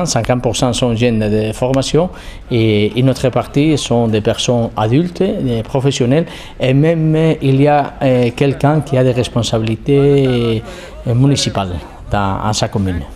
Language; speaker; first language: French; non-native, fluent; Spanish